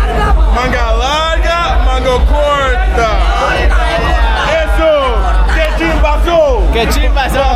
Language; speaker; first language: Spanish; non-native, learner; English